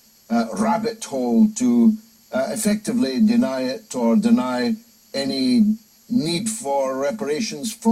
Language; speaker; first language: English; native; English